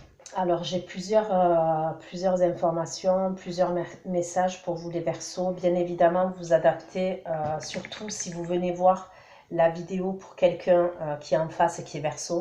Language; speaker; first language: French; native; French